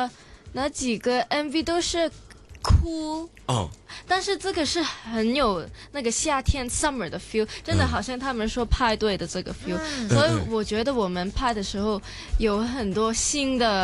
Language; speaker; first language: Chinese; non-native, local second language; Cantonese